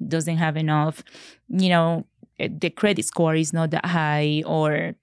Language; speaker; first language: English; non-native, fluent; Spanish